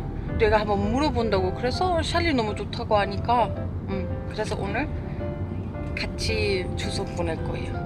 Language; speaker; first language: Korean; non-native, fluent; German